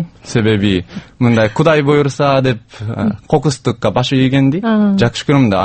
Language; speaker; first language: Kyrgyz; non-native, learner; Japanese